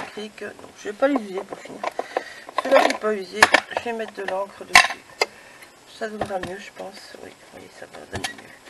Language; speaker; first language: French; native; French